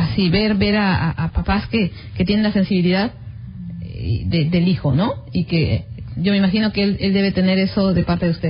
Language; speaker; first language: Spanish; native; Spanish